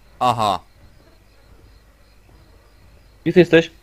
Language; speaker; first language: Polish; native; Polish